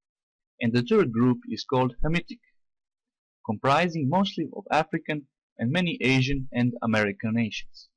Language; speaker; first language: English; non-native, fluent; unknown